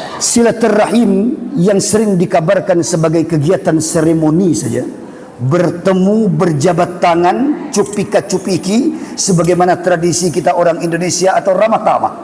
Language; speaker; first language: Malay; non-native, local second language; Buginese